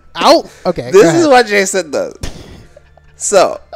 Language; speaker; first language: English; native; English